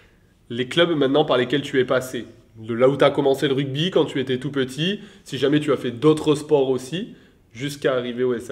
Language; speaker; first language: French; native; French